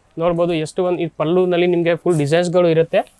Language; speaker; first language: Kannada; non-native, learner; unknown